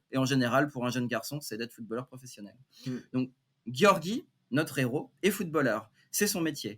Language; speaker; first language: French; native; French